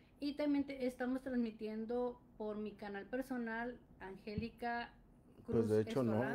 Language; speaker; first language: Spanish; native; Spanish